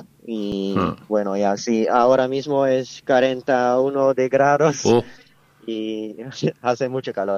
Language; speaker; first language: Spanish; non-native, learner; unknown